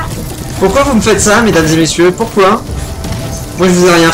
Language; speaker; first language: French; native; French